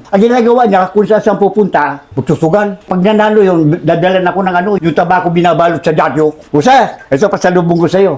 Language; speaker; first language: Filipino; native; Filipino